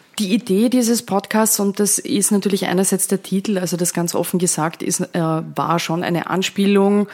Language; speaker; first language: German; native; German